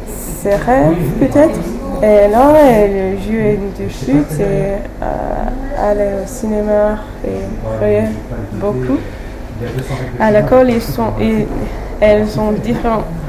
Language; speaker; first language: French; non-native, learner; English